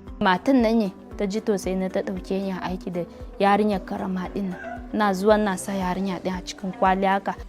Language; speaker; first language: Hausa; non-native, local second language; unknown